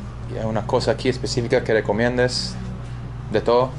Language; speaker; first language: Spanish; non-native, learner; English